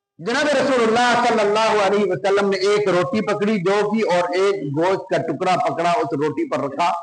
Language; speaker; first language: Urdu; non-native, local second language; Punjabi